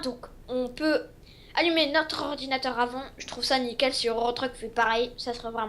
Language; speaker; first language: French; native; French